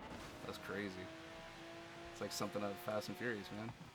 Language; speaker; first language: English; native; English